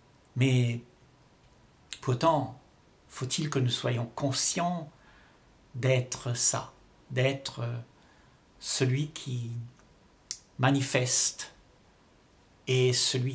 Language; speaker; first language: French; native; French